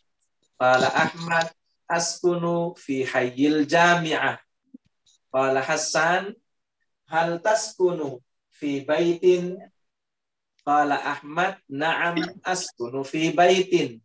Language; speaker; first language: Arabic; non-native, fluent; Indonesian